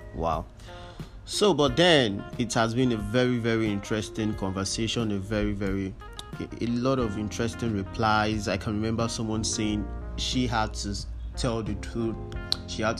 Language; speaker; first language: English; non-native, local second language; Yoruba